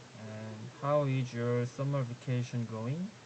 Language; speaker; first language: English; non-native, learner; Korean